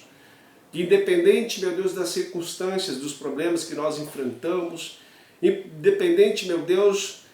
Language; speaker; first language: Portuguese; native; Portuguese